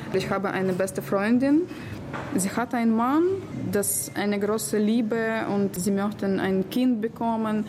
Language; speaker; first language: German; non-native, learner; Ukrainian